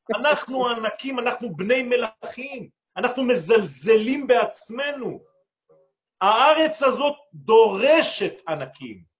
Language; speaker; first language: Hebrew; non-native, fluent; French